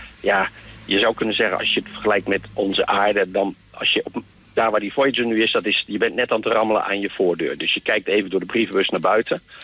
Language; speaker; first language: Dutch; native; Dutch